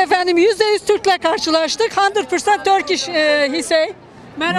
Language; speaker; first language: Turkish; native; Turkish